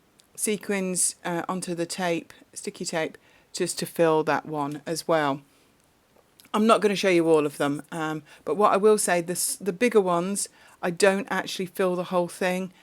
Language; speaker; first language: English; native; English